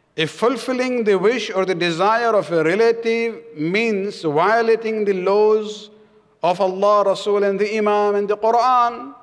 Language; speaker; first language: English; non-native, local second language; Urdu